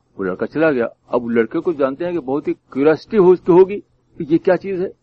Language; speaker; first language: Urdu; native; Urdu